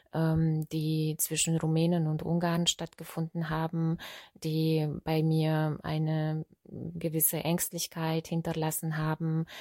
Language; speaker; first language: German; non-native, fluent; Hungarian